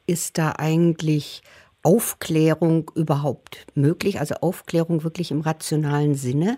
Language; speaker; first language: German; native; German